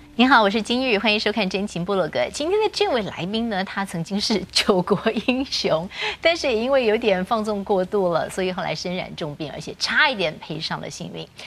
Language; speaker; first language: Chinese; native; Chinese